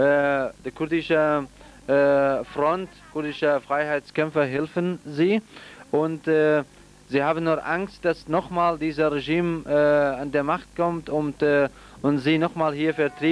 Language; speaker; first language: German; non-native, fluent; Central Kurdish